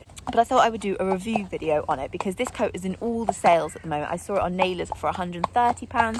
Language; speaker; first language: English; native; English